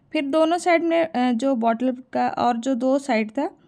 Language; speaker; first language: Hindi; non-native, local second language; Odia